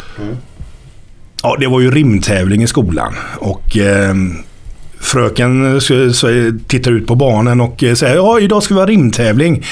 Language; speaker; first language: Swedish; native; Swedish